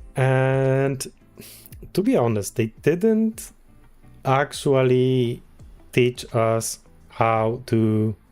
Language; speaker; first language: English; non-native, fluent; Polish